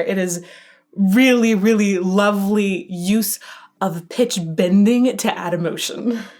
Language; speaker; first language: English; native; English